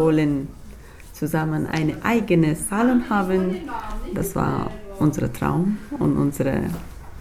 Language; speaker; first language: German; non-native, learner; Persian